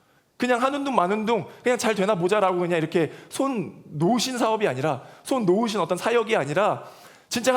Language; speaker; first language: Korean; native; Korean